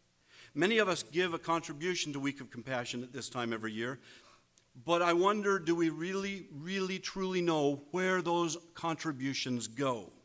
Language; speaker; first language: English; native; English